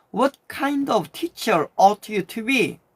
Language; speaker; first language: English; non-native, learner; Korean